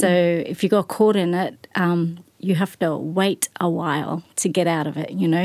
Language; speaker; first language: English; native; English